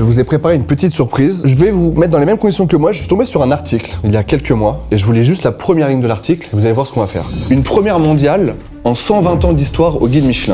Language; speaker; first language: French; native; French